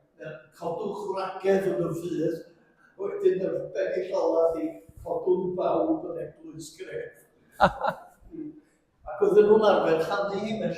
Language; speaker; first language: Welsh; native; Welsh